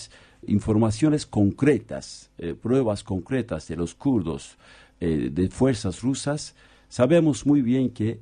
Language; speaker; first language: Spanish; non-native, fluent; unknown